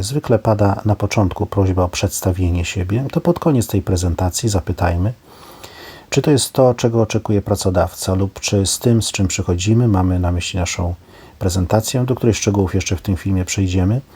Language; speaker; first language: Polish; native; Polish